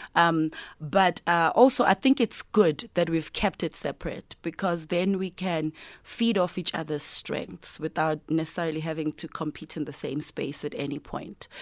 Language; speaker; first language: English; non-native, local second language; Zulu